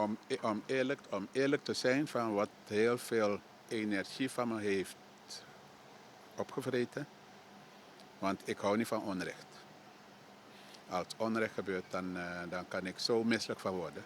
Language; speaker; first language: Dutch; native; Dutch